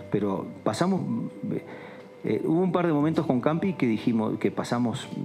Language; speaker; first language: Spanish; native; Spanish